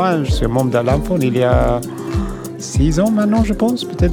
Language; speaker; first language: French; non-native, fluent; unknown